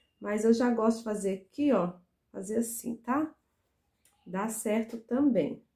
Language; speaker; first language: Portuguese; native; Portuguese